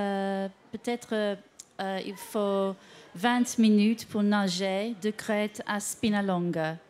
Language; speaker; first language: French; non-native, fluent; English